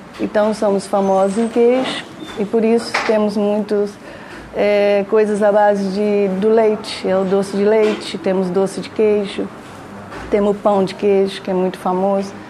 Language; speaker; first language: Portuguese; native; Portuguese